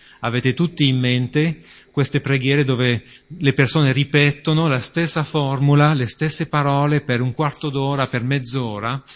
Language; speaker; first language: Italian; non-native, fluent; French